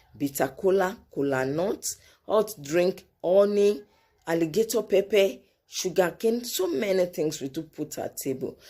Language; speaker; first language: English; non-native, local second language; Yoruba